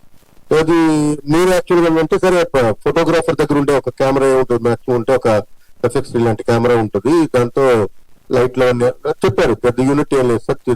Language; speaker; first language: Telugu; native; Telugu